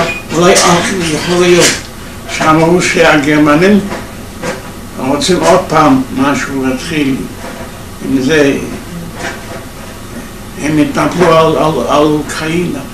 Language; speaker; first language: Hebrew; non-native, fluent; Yiddish